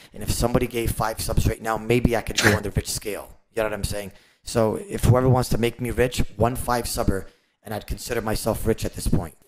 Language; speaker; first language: English; native; English